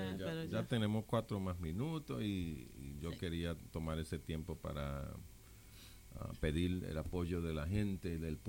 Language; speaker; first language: Spanish; non-native, local second language; English